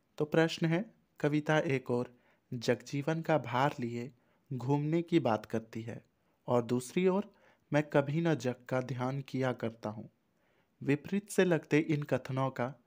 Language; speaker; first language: Hindi; native; Hindi